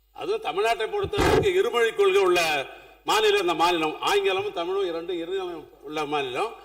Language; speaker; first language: Tamil; native; Tamil